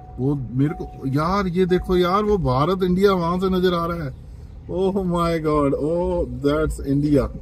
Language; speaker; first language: Hindi; non-native, local second language; Punjabi